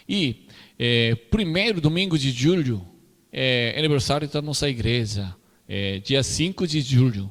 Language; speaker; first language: Portuguese; non-native, learner; Korean